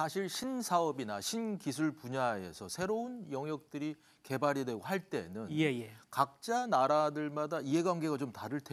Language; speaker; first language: Korean; native; Korean